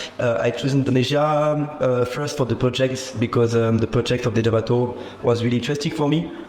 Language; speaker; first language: English; non-native, fluent; French